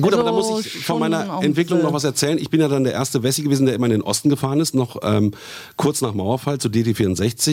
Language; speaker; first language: German; native; German